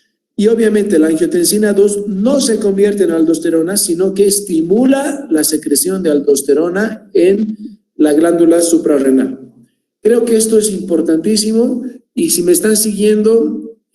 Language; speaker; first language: Spanish; native; Spanish